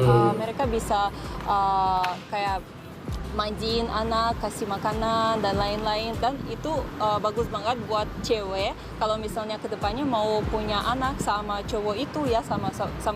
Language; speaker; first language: Indonesian; non-native, fluent; Russian